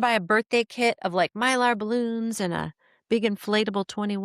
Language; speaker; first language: English; native; English